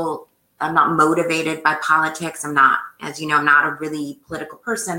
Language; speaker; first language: English; native; English